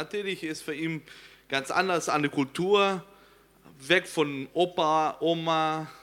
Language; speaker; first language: German; non-native, fluent; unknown